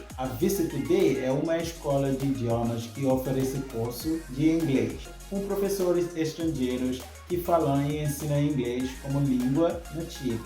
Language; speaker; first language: Portuguese; non-native, fluent; English